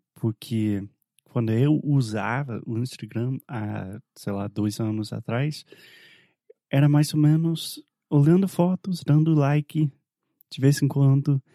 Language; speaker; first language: Portuguese; non-native, fluent; English